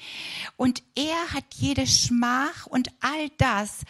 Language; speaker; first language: German; non-native, fluent; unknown